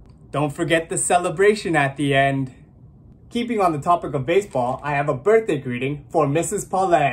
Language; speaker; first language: English; native; English